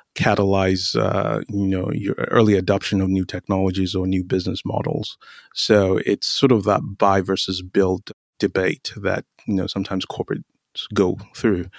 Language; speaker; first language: English; non-native, local second language; Yoruba